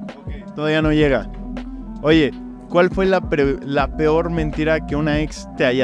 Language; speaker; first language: Spanish; native; Spanish